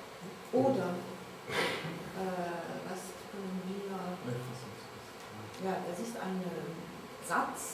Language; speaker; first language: German; non-native, learner; French